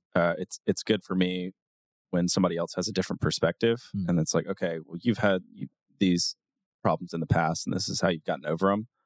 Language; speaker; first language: English; native; English